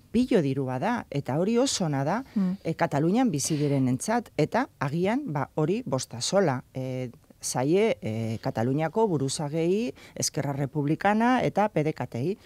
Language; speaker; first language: Basque; non-native, local second language; Spanish